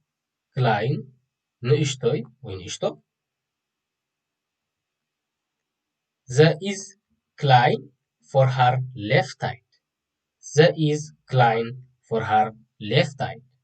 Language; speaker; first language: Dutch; non-native, fluent; Tigrinya